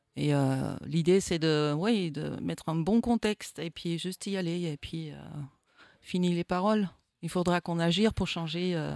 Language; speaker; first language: French; non-native, fluent; Dutch